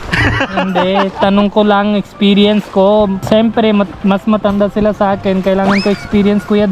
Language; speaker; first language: Filipino; non-native, learner; Punjabi